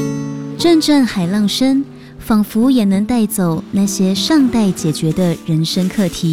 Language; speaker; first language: Chinese; native; Chinese